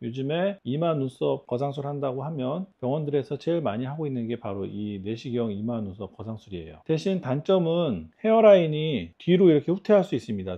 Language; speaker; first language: Korean; native; Korean